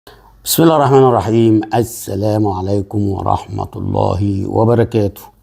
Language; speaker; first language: Arabic; native; Arabic